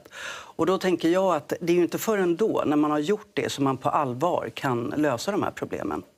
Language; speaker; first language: Swedish; native; Swedish